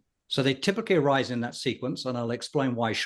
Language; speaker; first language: English; native; English